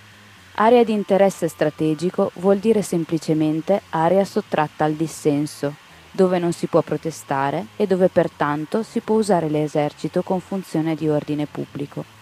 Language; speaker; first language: Italian; native; Italian